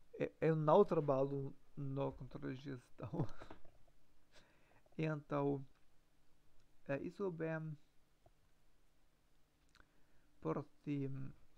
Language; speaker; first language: Portuguese; non-native, learner; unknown